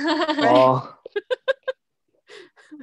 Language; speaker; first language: English; non-native, learner; Korean